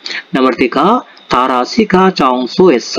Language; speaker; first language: Korean; non-native, fluent; Indonesian